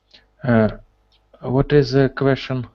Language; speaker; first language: English; non-native, learner; Russian